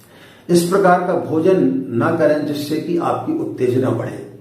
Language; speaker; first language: Hindi; native; Hindi